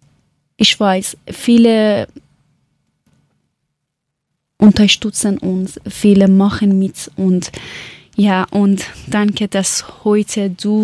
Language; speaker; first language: German; non-native, learner; Persian